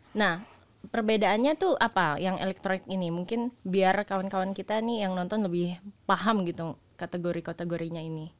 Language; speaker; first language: Indonesian; native; Indonesian